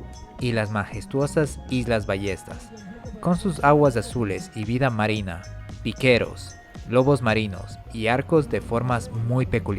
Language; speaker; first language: Spanish; native; Spanish